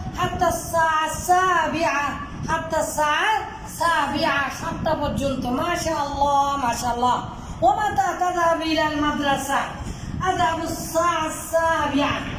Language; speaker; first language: Arabic; non-native, fluent; Bangla